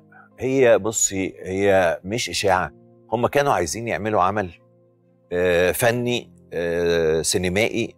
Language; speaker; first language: Arabic; native; Arabic